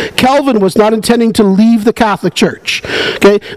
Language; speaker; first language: English; native; English